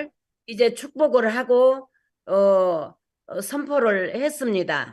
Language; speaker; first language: Korean; native; Korean